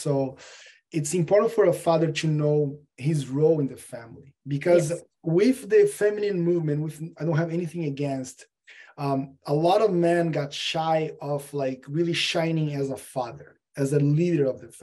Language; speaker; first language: English; non-native, fluent; Portuguese